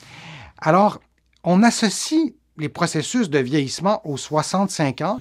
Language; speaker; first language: French; native; French